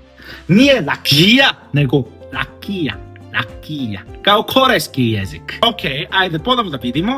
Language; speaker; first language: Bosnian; non-native, learner; Korean